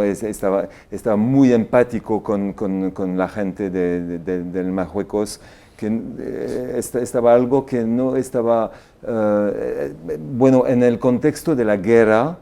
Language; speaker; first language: Spanish; non-native, fluent; French